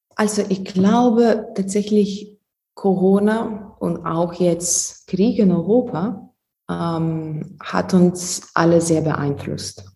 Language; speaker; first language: German; non-native, fluent; Lithuanian